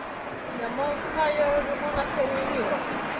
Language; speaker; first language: English; non-native, learner; Romanian